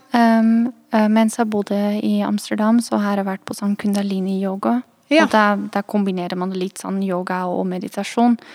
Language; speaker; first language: Norwegian; non-native, fluent; Dutch